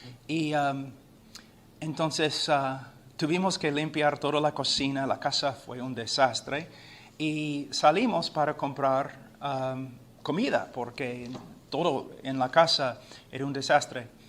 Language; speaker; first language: Spanish; non-native, fluent; English